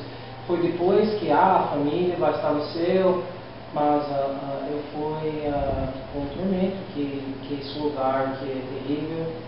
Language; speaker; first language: Portuguese; non-native, learner; English